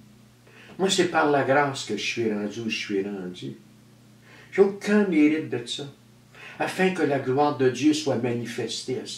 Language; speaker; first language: French; native; French